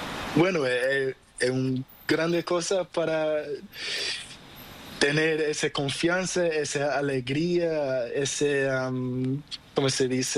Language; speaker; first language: Spanish; non-native, learner; Portuguese